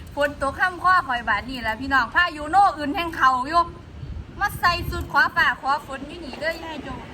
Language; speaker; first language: Thai; non-native, local second language; Northeastern Thai